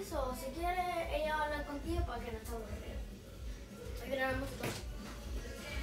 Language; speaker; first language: Spanish; early bilingual, heritage; Spanish